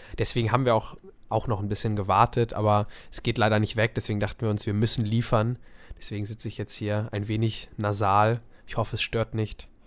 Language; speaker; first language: German; native; German